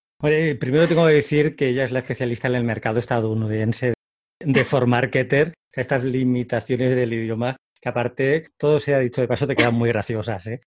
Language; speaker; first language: Spanish; native; Spanish